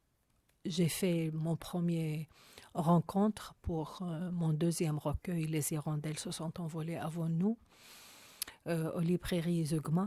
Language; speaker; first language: French; non-native, fluent; Arabic